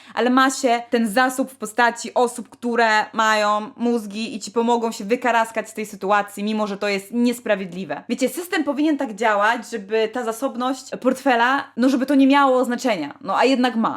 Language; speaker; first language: Polish; native; Polish